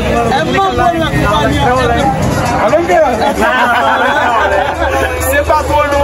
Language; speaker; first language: Spanish; non-native, learner; Haitian Creole